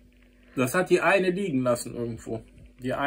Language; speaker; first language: German; native; German